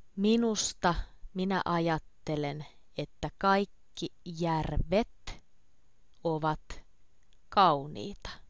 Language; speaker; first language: Finnish; non-native, fluent; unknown